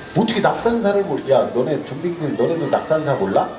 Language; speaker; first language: Korean; native; Korean